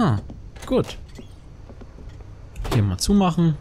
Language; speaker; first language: German; native; German